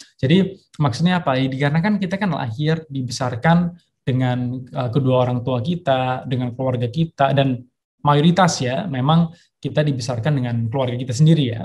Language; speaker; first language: Indonesian; early bilingual, heritage; Indonesian